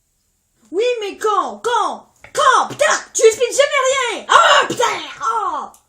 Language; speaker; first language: French; native; French